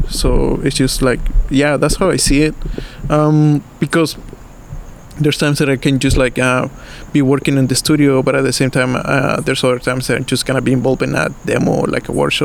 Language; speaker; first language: English; non-native, fluent; Spanish